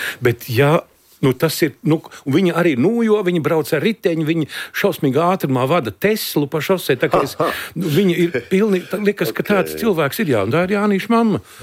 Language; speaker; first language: Latvian; native; Latvian